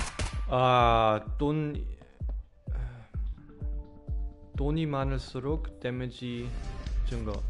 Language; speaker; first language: Korean; non-native, fluent; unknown